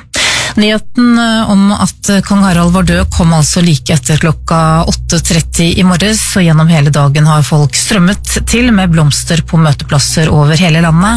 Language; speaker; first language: Norwegian; native; Norwegian